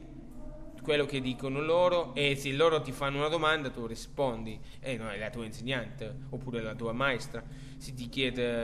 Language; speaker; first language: Italian; non-native, fluent; German